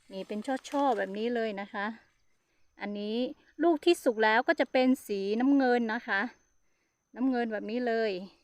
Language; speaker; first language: Thai; non-native, local second language; Hmong